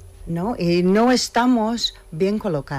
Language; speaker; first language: Spanish; non-native, fluent; English